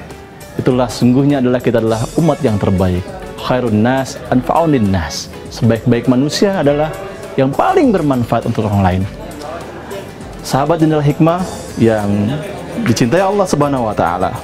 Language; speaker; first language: Indonesian; native; Indonesian